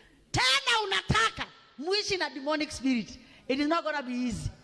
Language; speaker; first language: English; non-native, local second language; Swahili